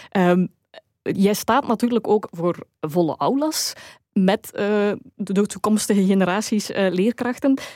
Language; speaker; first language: Dutch; native; Dutch